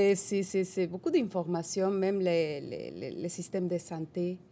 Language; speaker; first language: French; non-native, fluent; Spanish